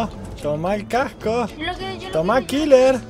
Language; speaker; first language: Spanish; native; Spanish